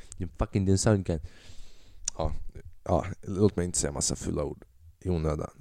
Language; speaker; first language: Swedish; early bilingual, other home language; Albanian